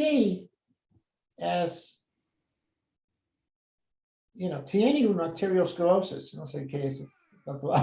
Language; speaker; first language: Spanish; non-native, fluent; English